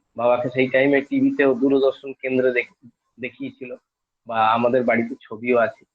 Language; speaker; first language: Bangla; native; Bangla